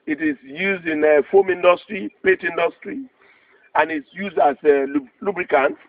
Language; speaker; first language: English; non-native, local second language; Yoruba